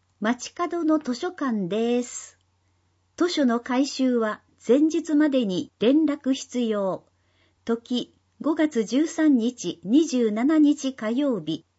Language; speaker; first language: Japanese; non-native, fluent; Indonesian